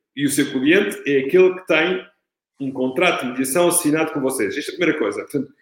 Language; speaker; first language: Portuguese; non-native, fluent; Italian